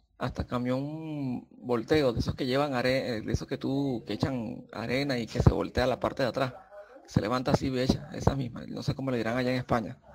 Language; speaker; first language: Spanish; native; Spanish